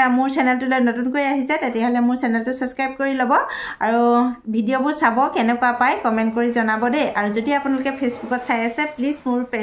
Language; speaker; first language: Assamese; non-native, local second language; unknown